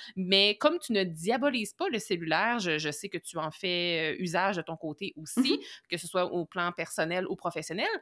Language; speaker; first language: French; native; French